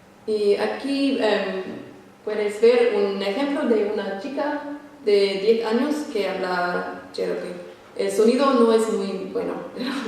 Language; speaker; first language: Spanish; non-native, fluent; English